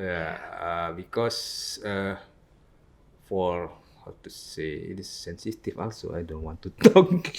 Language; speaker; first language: English; non-native, learner; Indonesian